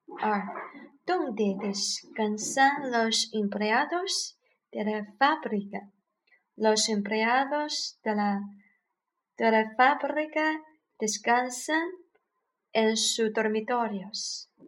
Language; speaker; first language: Spanish; non-native, learner; Chinese